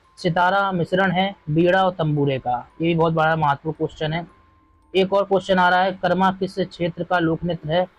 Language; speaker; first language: Hindi; native; Hindi